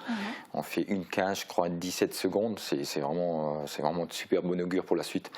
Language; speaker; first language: French; native; French